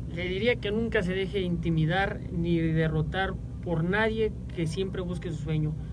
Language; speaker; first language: Spanish; native; Spanish